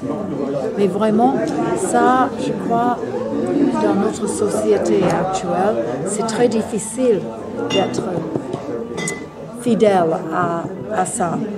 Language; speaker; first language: French; non-native, fluent; English